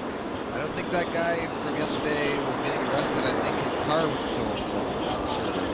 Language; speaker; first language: English; native; English